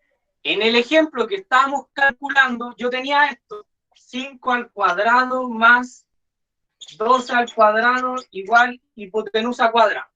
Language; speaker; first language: Spanish; native; Spanish